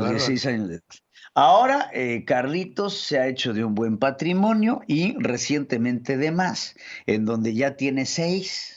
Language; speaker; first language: Spanish; native; Spanish